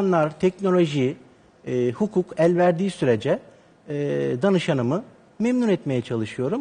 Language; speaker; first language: Turkish; native; Turkish